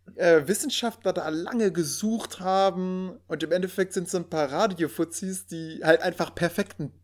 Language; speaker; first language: German; native; German